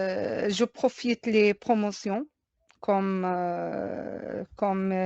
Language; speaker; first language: French; non-native, learner; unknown